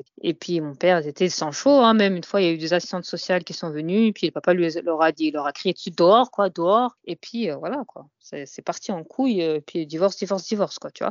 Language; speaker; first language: French; native; French